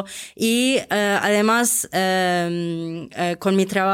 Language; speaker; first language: Spanish; non-native, fluent; Arabic